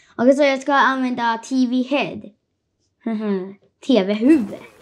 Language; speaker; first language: Swedish; non-native, learner; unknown